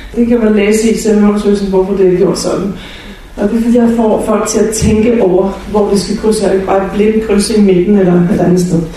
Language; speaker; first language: Danish; non-native, fluent; Bulgarian